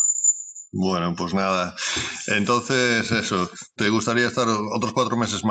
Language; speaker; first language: Spanish; native; Spanish